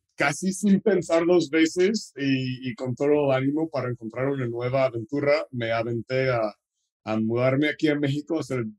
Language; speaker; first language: Spanish; non-native, fluent; English